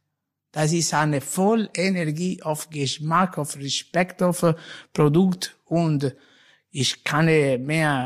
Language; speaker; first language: German; non-native, learner; Italian